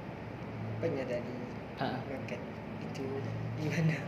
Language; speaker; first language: Indonesian; non-native, learner; Malay